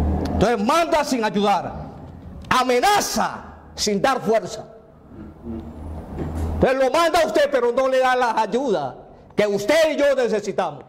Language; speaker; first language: Spanish; native; Spanish